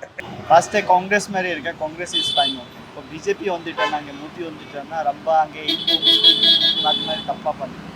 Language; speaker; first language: Tamil; non-native, learner; Hindi